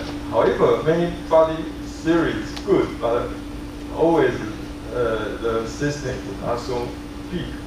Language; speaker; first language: English; non-native, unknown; Chinese